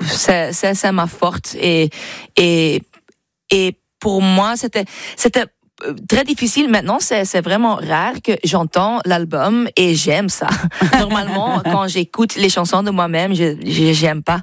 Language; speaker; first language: French; non-native, learner; English